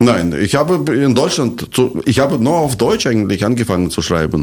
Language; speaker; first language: German; non-native, fluent; Russian